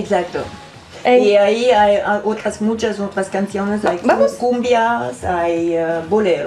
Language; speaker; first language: Spanish; non-native, learner; German